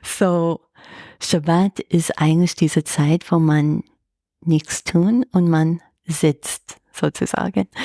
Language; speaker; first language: German; non-native, fluent; English